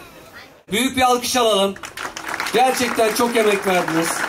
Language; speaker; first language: Turkish; native; Turkish